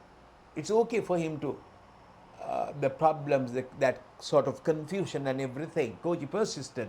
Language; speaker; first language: English; non-native, local second language; Sinhala